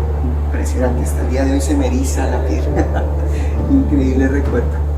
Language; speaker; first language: Spanish; native; Spanish